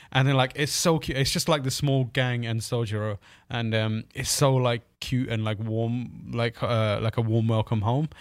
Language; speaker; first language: English; native; English